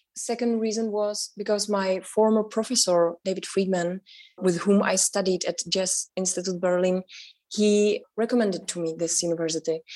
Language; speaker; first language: English; non-native, fluent; Czech